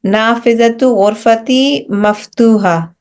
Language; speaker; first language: Arabic; non-native, learner; Urdu